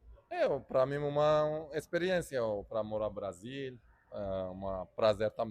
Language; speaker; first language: Portuguese; non-native, learner; Turkish